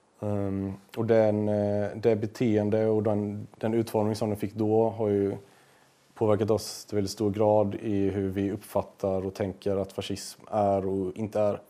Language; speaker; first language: Swedish; native; Swedish